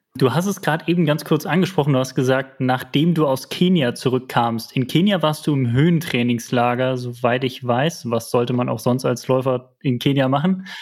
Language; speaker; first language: German; native; German